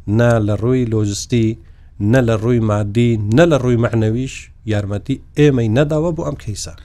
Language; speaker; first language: Central Kurdish; non-native, local second language; Kurdish